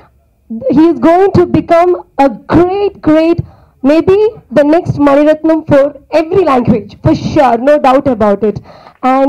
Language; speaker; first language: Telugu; non-native, learner; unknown